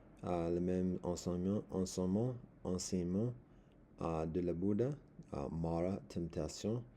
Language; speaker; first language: French; non-native, learner; English